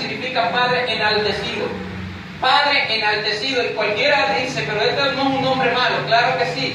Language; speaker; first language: Spanish; native; Spanish